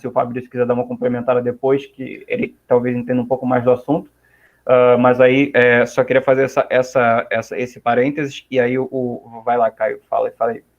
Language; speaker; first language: Portuguese; native; Portuguese